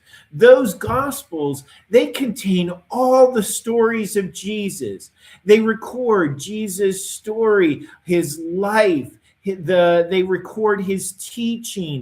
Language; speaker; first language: English; native; English